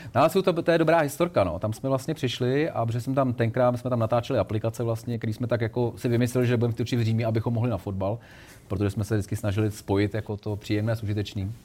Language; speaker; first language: Czech; native; Czech